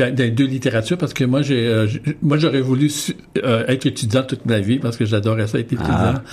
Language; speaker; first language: French; native; French